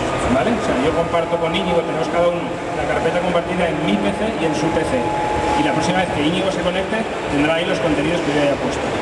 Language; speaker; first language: Spanish; native; Spanish